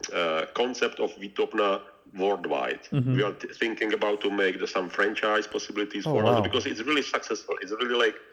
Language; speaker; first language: English; non-native, learner; Czech